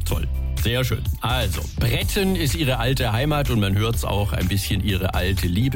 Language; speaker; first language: German; native; German